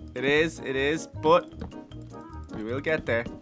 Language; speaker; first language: English; native; English